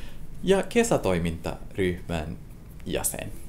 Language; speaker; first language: Finnish; non-native, fluent; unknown